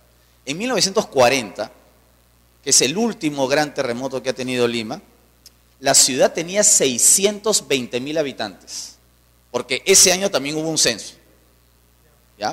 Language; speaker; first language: Spanish; native; Spanish